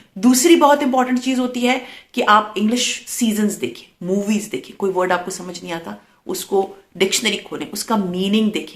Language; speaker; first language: Urdu; native; Urdu